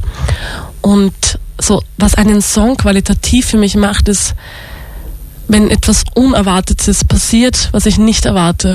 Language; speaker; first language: German; native; German